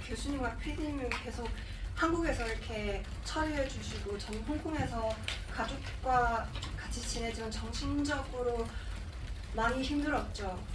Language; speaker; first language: Korean; non-native, fluent; Cantonese